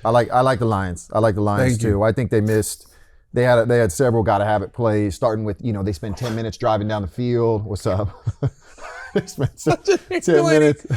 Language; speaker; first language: English; native; English